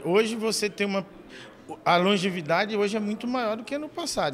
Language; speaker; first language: Portuguese; native; Portuguese